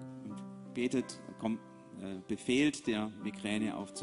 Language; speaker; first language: German; native; German